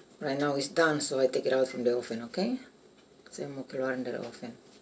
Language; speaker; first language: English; non-native, learner; Indonesian